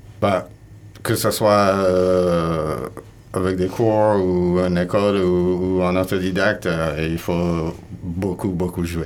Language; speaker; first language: French; non-native, fluent; English